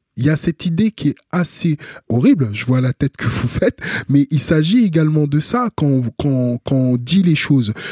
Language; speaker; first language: French; early bilingual, other home language; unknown